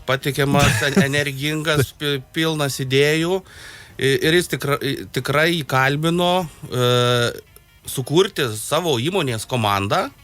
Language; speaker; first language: Lithuanian; native; Lithuanian